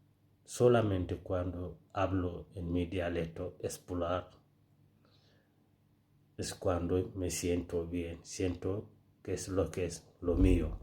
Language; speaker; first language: Spanish; non-native, fluent; Fula